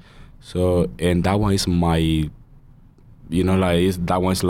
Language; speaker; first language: English; non-native, learner; Spanish